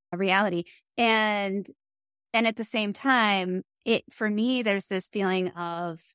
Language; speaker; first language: English; native; English